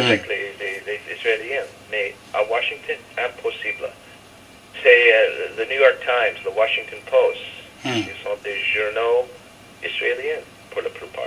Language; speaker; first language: French; non-native, fluent; English